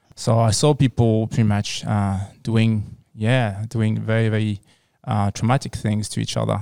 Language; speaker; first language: English; non-native, fluent; French